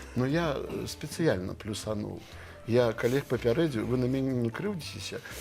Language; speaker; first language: Belarusian; native; Belarusian